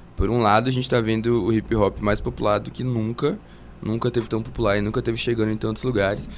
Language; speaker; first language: Portuguese; native; Portuguese